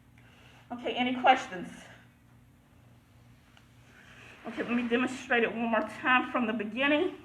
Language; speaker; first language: English; native; English